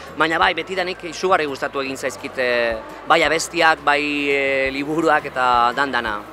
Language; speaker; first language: Basque; non-native, local second language; Spanish